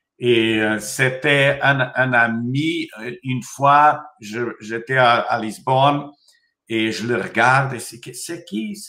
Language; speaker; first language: French; non-native, fluent; Portuguese